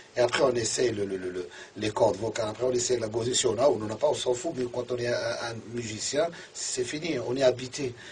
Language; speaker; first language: French; non-native, local second language; Arabic